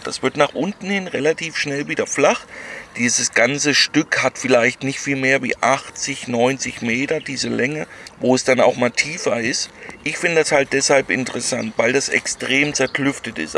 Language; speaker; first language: German; native; German